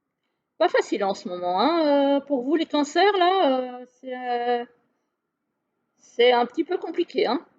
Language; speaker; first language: French; native; French